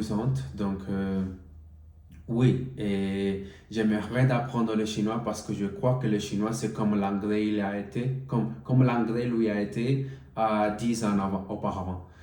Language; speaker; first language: French; non-native, learner; Spanish